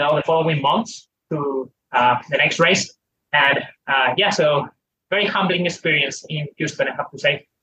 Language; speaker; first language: English; non-native, fluent; Spanish